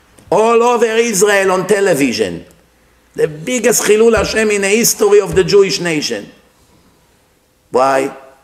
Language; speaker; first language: English; non-native, fluent; Hebrew